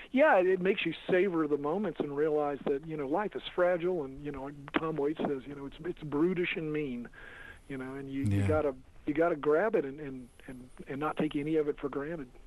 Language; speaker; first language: English; native; English